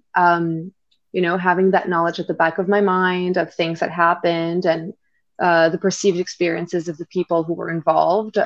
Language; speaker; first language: English; non-native, fluent; French